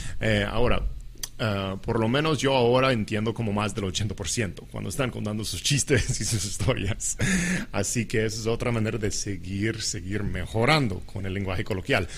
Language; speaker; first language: Spanish; non-native, fluent; English